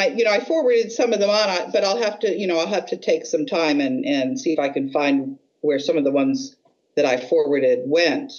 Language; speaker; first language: English; native; English